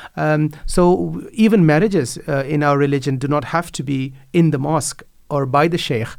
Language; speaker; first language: English; non-native, fluent; Dutch